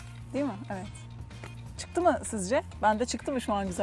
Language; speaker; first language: Turkish; native; Turkish